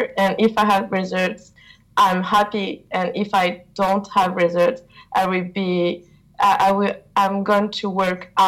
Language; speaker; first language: English; non-native, learner; French